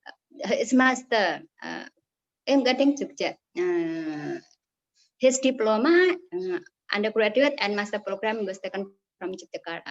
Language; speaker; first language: English; non-native, fluent; Indonesian